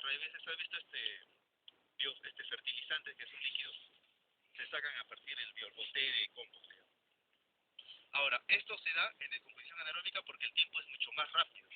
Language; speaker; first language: Spanish; native; Spanish